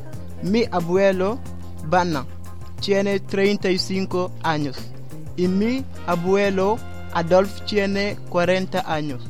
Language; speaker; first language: Spanish; non-native, learner; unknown